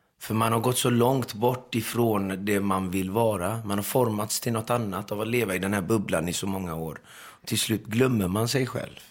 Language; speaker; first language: Swedish; early bilingual, other home language; Persian